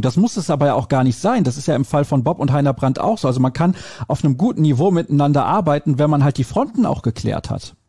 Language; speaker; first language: German; native; German